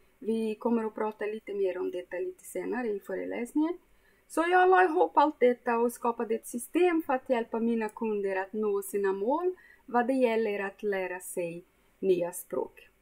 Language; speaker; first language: Swedish; non-native, fluent; Portuguese